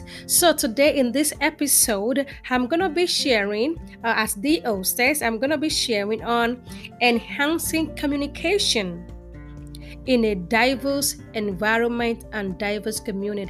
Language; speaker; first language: English; non-native, local second language; Yoruba